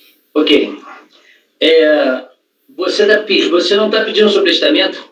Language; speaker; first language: Portuguese; native; Portuguese